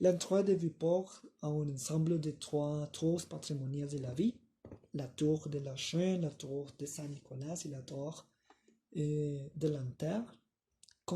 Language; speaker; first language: French; non-native, learner; Spanish